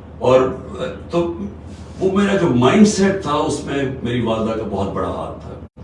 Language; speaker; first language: Urdu; native; Urdu